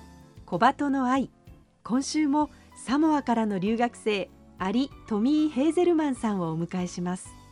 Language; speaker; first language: Japanese; native; Japanese